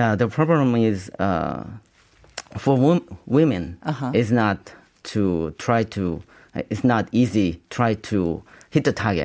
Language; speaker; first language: English; non-native, learner; Korean